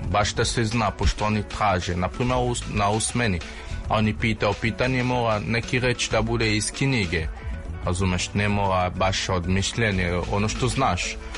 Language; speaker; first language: Serbian; non-native, learner; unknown